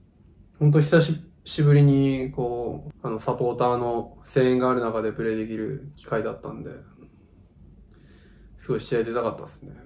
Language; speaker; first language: Japanese; native; Japanese